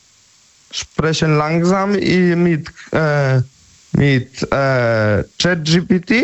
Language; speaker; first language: German; non-native, learner; Polish